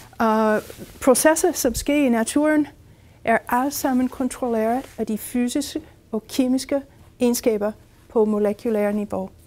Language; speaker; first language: Danish; non-native, fluent; English